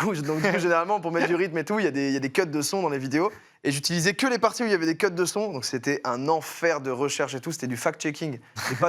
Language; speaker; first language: French; native; French